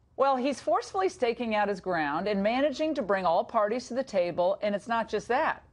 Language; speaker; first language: English; native; English